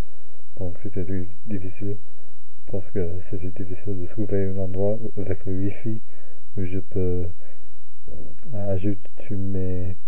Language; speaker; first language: French; non-native, learner; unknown